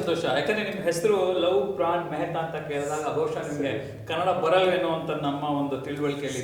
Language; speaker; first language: Kannada; native; Kannada